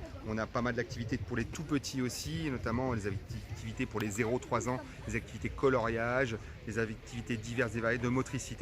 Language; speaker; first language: French; native; French